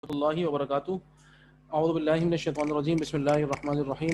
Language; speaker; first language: Arabic; non-native, fluent; Urdu